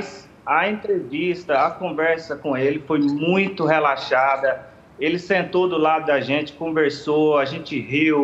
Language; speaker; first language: Portuguese; native; Portuguese